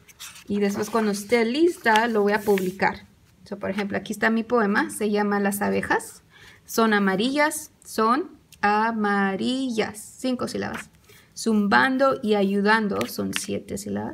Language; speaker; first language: Spanish; early bilingual, heritage; English